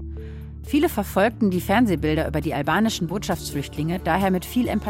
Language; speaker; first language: German; native; German